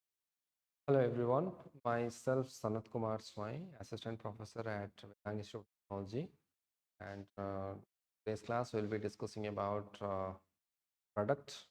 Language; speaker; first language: English; non-native, local second language; Odia